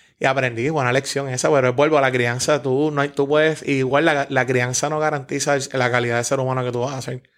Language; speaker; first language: Spanish; native; Spanish